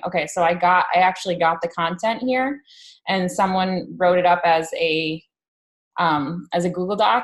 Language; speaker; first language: English; native; English